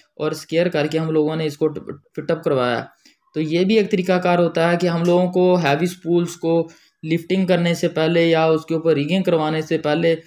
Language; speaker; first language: Hindi; native; Hindi